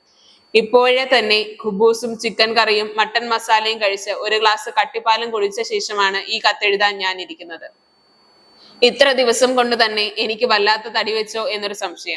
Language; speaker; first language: Malayalam; native; Malayalam